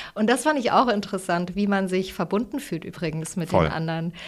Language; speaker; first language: German; native; German